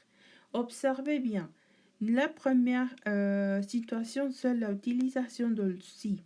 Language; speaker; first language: French; non-native, learner; Spanish